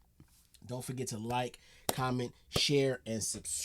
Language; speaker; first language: English; native; English